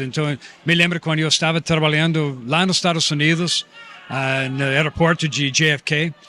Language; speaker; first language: Portuguese; non-native, fluent; English